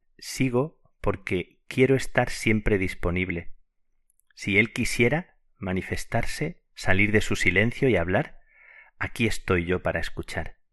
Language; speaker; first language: Spanish; native; Spanish